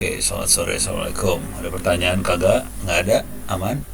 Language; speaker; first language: Indonesian; native; Indonesian